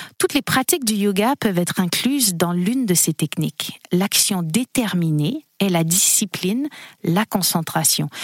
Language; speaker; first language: French; native; French